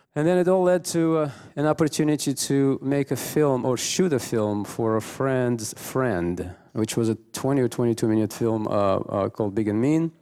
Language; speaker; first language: English; non-native, fluent; Russian